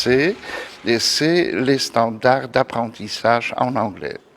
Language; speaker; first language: French; non-native, fluent; Polish